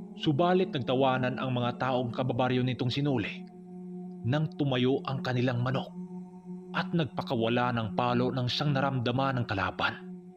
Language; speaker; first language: Filipino; non-native, local second language; Cebuano